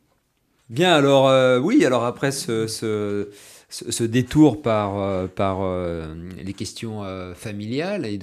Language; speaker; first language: French; native; French